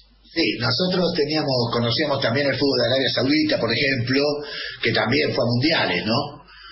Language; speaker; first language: Spanish; native; Spanish